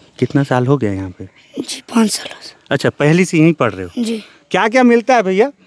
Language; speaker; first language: Hindi; native; Hindi